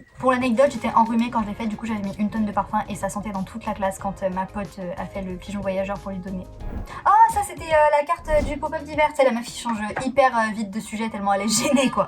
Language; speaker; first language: French; native; French